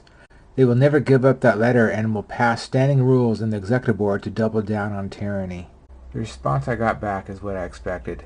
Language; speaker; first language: English; native; English